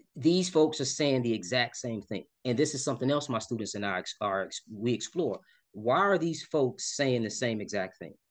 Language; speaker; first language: English; native; English